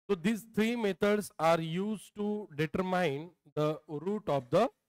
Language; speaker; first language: English; non-native, local second language; Marathi